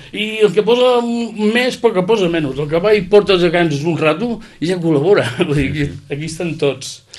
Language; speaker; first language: Catalan; native; Catalan